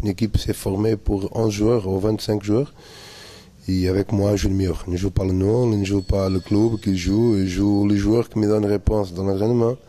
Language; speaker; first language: French; non-native, learner; Portuguese